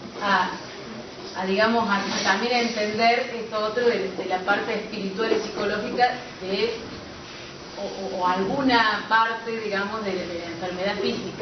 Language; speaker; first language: Spanish; native; Spanish